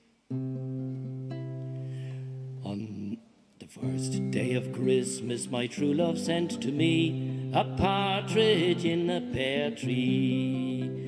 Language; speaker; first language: English; native; English